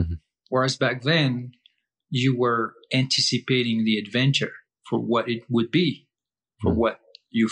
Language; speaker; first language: English; non-native, fluent; French